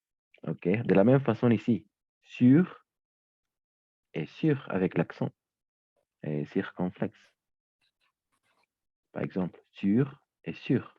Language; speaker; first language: French; native; French